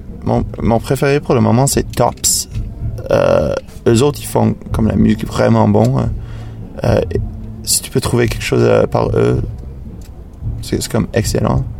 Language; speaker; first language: French; non-native, fluent; English